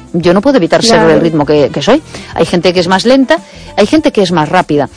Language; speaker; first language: Spanish; native; Spanish